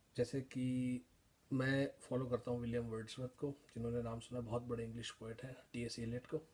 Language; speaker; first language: Hindi; native; Hindi